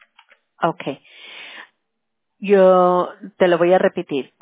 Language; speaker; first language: Spanish; early bilingual, heritage; English